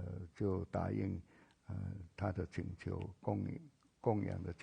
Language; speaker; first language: Chinese; native; Chinese